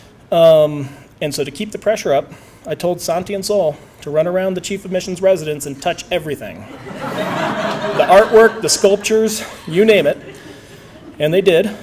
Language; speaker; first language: English; native; English